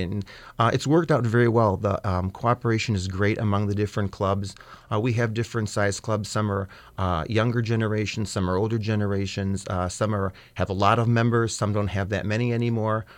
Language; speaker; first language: English; early bilingual, other home language; Czech